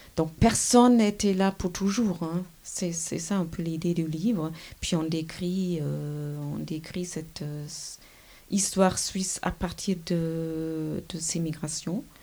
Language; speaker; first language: French; non-native, fluent; German